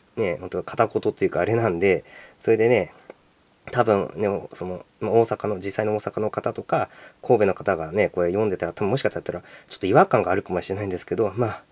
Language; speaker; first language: Japanese; native; Japanese